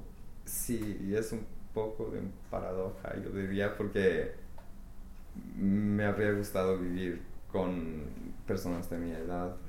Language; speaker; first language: Spanish; non-native, fluent; English